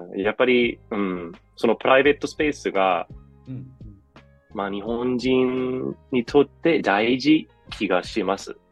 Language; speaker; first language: Japanese; non-native, fluent; Danish